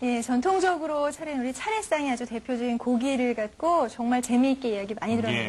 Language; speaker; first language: Korean; native; Korean